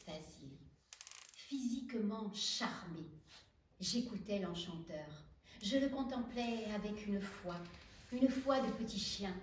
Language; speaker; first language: French; native; French